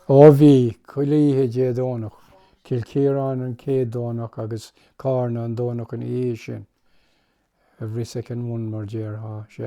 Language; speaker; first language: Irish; non-native, local second language; English